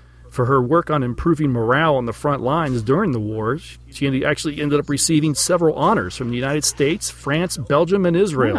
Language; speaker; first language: English; native; English